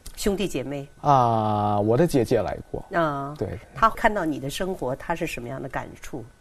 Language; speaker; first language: Chinese; non-native, fluent; Indonesian